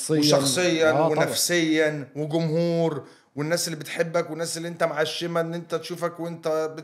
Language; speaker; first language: Arabic; native; Arabic